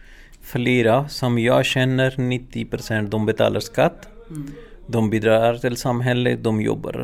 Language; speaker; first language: Swedish; non-native, learner; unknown